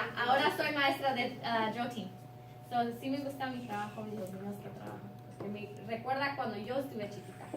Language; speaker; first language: Spanish; early bilingual, heritage; Spanish